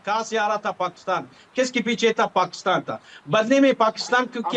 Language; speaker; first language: Hindi; non-native, learner; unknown